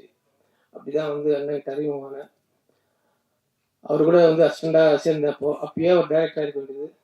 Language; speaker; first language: Tamil; native; Tamil